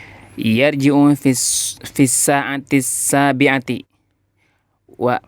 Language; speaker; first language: Arabic; non-native, learner; Indonesian